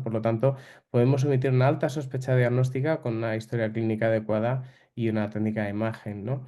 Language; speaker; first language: Spanish; native; Spanish